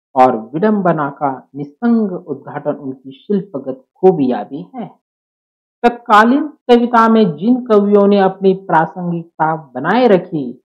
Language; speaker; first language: Hindi; non-native, local second language; Marathi